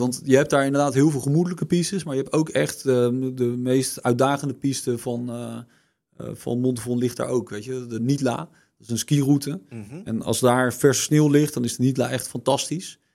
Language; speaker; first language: Dutch; native; Dutch